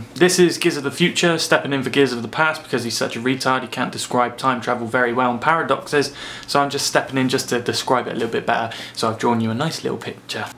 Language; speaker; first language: English; native; English